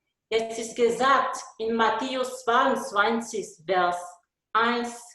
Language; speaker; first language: German; non-native, learner; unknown